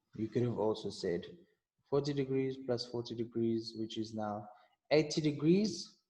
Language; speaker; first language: English; non-native, local second language; Afrikaans